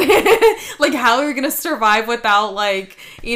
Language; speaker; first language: English; early bilingual, other home language; Russian